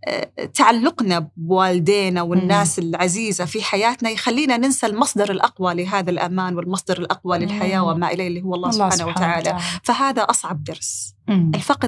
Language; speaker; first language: Arabic; native; Arabic